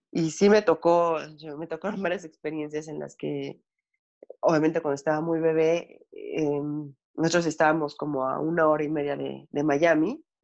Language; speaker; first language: Spanish; native; Spanish